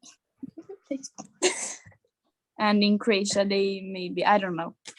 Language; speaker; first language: English; non-native, fluent; Swedish